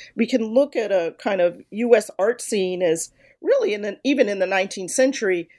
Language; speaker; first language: English; native; English